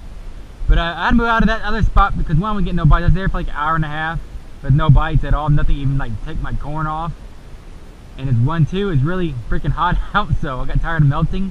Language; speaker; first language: English; native; English